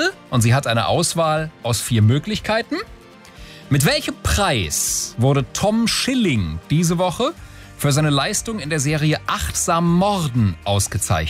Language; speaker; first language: German; native; German